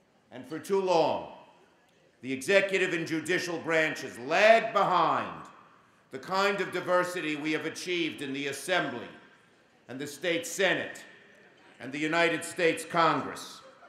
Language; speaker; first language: English; native; English